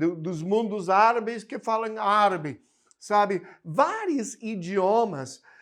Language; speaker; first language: Portuguese; non-native, fluent; English